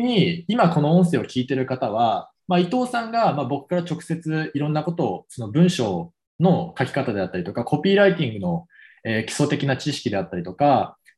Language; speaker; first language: Japanese; native; Japanese